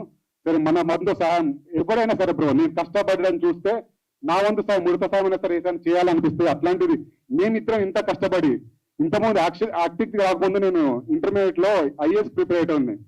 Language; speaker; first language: Telugu; native; Telugu